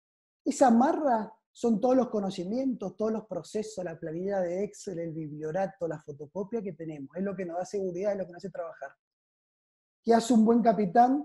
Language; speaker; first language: Spanish; native; Spanish